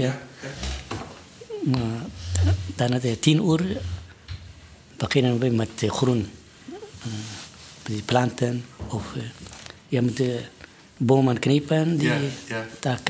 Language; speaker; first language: Dutch; non-native, learner; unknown